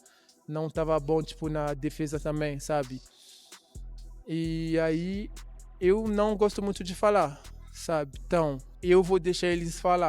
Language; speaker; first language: Portuguese; non-native, learner; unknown